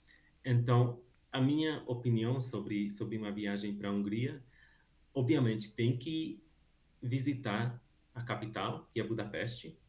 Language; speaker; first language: Portuguese; non-native, fluent; Hungarian